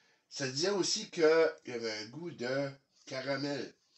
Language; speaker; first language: French; early bilingual, heritage; French